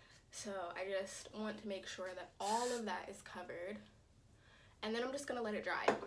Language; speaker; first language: English; native; English